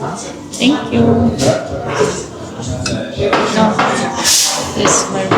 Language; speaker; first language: English; non-native, learner; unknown